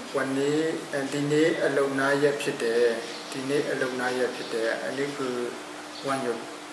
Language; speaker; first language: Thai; non-native, fluent; Burmese